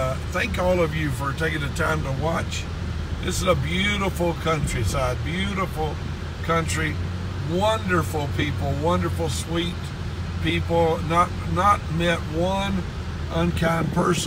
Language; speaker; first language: English; native; English